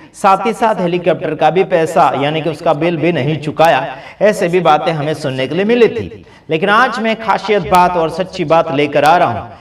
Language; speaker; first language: Hindi; non-native, local second language; Gujarati